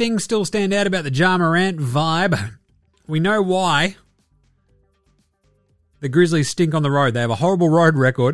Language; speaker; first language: English; native; English